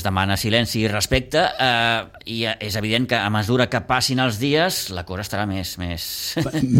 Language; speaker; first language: Catalan; native; Catalan